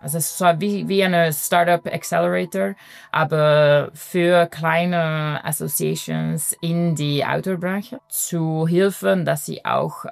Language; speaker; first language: German; non-native, fluent; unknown